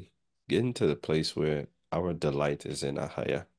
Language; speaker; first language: English; native; English